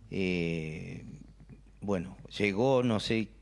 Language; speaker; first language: Spanish; native; Spanish